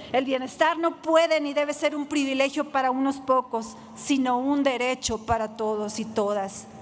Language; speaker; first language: Spanish; native; Spanish